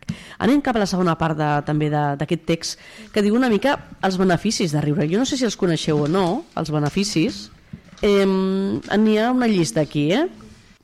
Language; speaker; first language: Catalan; native; Catalan